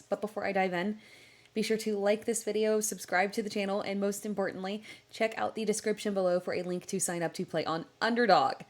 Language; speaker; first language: English; native; English